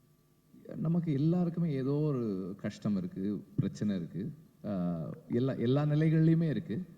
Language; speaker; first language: Tamil; native; Tamil